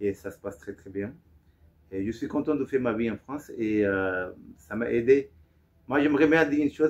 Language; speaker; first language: French; non-native, fluent; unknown